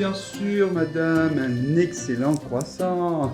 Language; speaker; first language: French; native; French